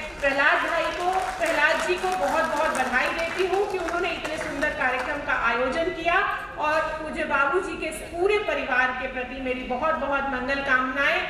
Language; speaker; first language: Hindi; native; Hindi